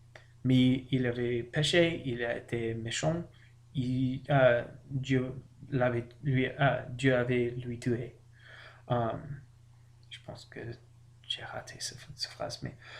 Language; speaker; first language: French; non-native, learner; English